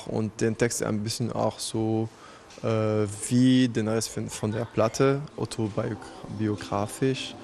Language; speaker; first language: German; non-native, fluent; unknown